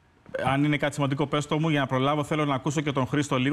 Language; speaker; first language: Greek; native; Greek